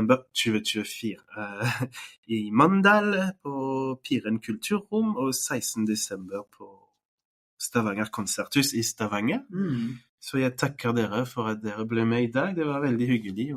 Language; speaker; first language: Norwegian; non-native, fluent; French